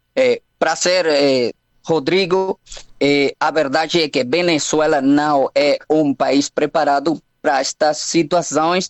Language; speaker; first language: Portuguese; non-native, fluent; Spanish